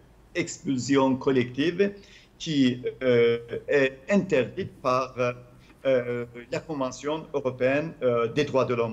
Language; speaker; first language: French; non-native, fluent; Turkish